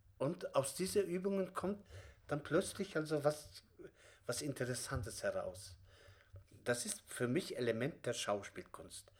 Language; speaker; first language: German; non-native, fluent; Kazakh